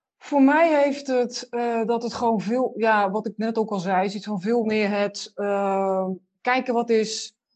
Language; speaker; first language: Dutch; native; Dutch